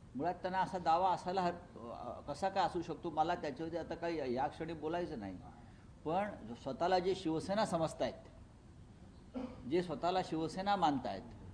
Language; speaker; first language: Marathi; native; Marathi